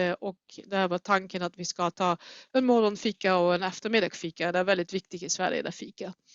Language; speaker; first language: Swedish; non-native, fluent; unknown